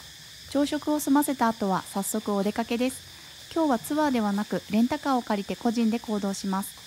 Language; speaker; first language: Japanese; native; Japanese